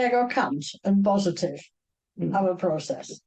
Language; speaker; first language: Welsh; non-native, fluent; English